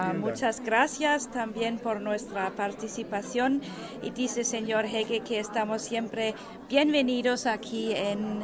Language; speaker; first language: Spanish; non-native, fluent; German